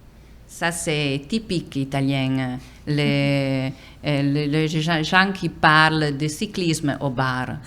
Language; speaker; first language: French; non-native, fluent; Italian